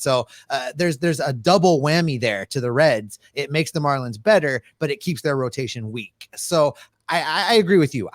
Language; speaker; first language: English; native; English